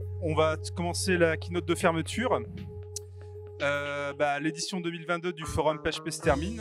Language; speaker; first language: French; native; French